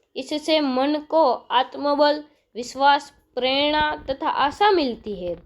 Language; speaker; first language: Hindi; non-native, local second language; Gujarati